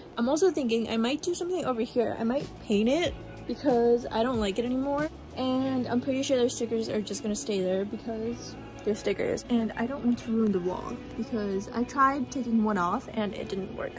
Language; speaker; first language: English; early bilingual, other home language; Spanish